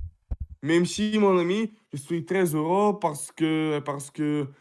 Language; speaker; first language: French; non-native, learner; Russian